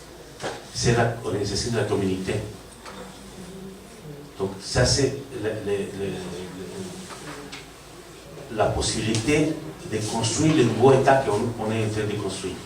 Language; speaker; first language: French; non-native, learner; Spanish